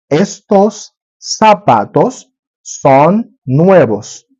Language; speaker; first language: Spanish; non-native, learner; Haitian Creole